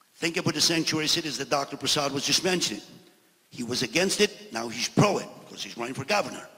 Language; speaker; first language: English; non-native, fluent; Albanian